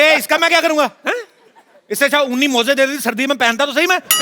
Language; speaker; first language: Hindi; native; Hindi